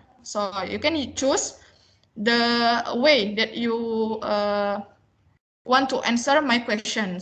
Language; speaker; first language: English; non-native, learner; Indonesian